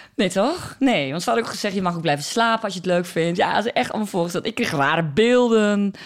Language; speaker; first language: Dutch; native; Dutch